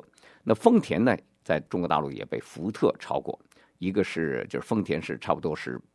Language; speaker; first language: Chinese; native; Chinese